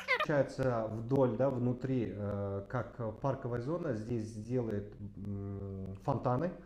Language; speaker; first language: Russian; non-native, local second language; Kazakh